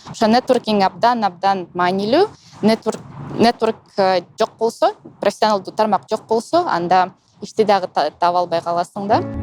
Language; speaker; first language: Kyrgyz; non-native, local second language; Russian